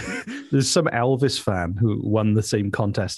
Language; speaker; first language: English; native; English